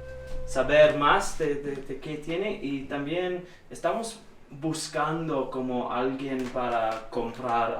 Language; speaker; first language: Spanish; non-native, learner; English